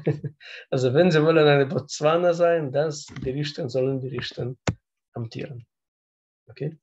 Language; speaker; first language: German; non-native, learner; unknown